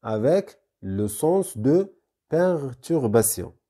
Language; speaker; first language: French; non-native, local second language; Arabic